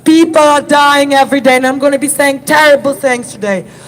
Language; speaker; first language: English; non-native, fluent; Ukrainian